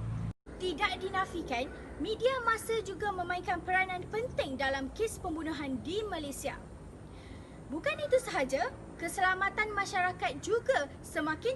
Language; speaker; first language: Malay; native; Malay